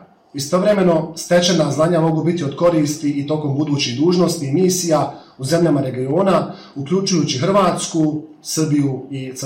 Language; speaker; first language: Serbian; native; Serbian